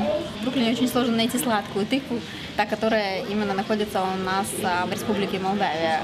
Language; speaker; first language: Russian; non-native, local second language; Romanian